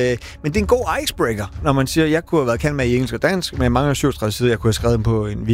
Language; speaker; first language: Danish; native; Danish